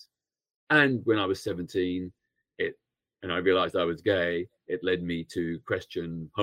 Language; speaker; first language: English; native; English